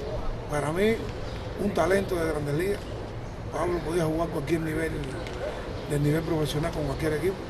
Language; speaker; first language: Spanish; native; Spanish